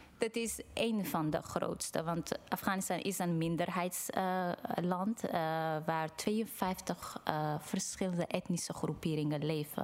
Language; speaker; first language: Dutch; non-native, fluent; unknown